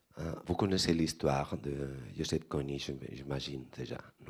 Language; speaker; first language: French; non-native, learner; Spanish